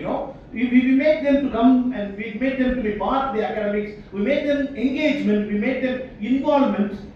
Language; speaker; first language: English; non-native, local second language; Tamil